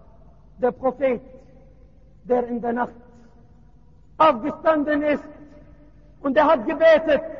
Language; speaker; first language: German; non-native, learner; Arabic